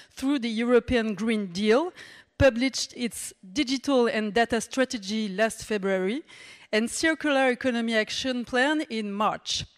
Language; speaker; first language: English; non-native, fluent; French